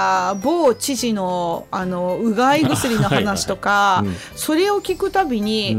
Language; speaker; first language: Japanese; native; Japanese